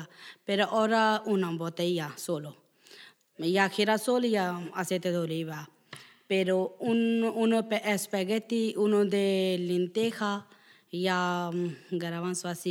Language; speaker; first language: Spanish; non-native, learner; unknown